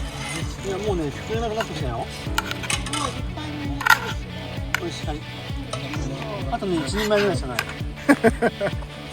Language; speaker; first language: Japanese; native; Japanese